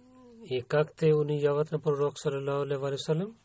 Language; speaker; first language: Bulgarian; non-native, learner; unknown